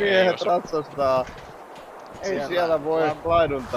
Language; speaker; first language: Finnish; native; Finnish